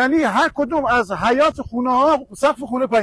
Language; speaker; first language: Persian; native; Persian